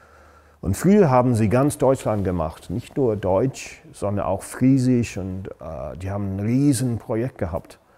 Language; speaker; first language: German; non-native, fluent; English